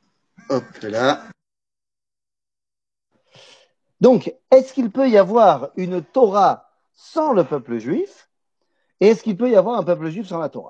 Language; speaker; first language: French; native; French